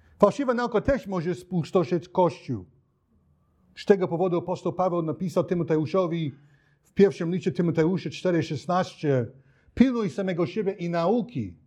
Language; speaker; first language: Polish; non-native, fluent; English